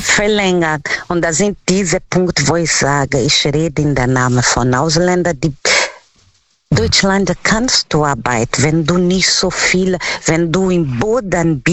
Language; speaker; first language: German; non-native, fluent; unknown